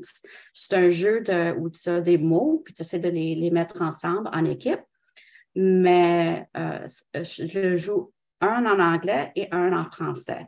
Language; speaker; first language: French; non-native, local second language; English